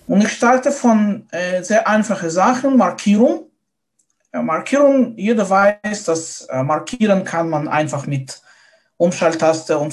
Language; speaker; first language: German; non-native, fluent; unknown